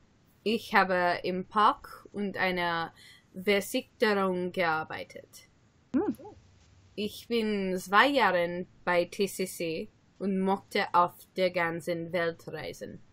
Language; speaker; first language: German; non-native, learner; English